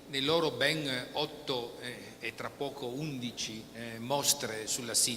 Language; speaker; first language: Italian; native; Italian